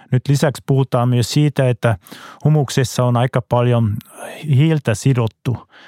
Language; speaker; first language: Finnish; non-native, fluent; German